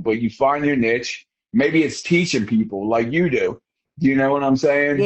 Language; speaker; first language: English; native; English